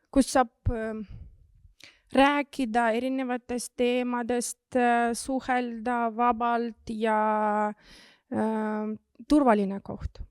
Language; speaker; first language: Estonian; non-native, local second language; Russian